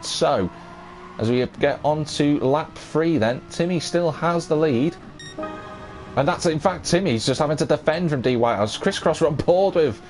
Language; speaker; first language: English; native; English